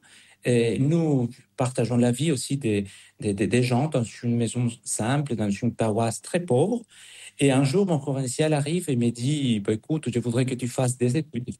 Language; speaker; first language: French; non-native, fluent; Spanish